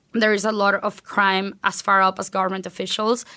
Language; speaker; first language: English; non-native, fluent; Spanish